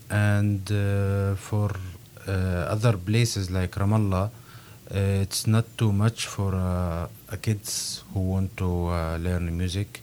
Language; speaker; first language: English; non-native, learner; Arabic